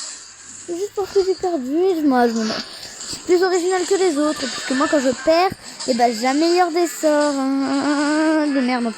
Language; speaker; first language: French; native; French